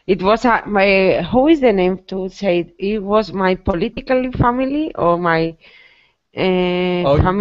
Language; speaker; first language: English; non-native, learner; Spanish